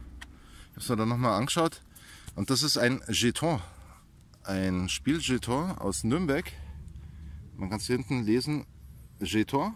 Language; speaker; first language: German; native; German